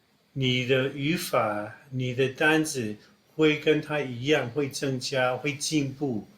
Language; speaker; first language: Chinese; non-native, fluent; English